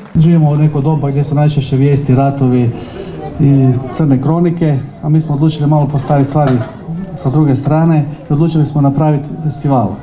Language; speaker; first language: Croatian; native; Croatian